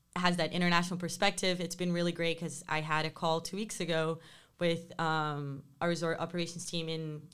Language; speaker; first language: English; non-native, fluent; Portuguese